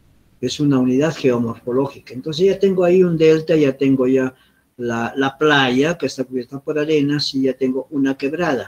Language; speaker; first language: Spanish; native; Spanish